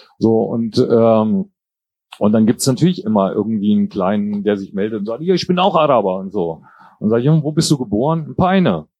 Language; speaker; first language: German; native; German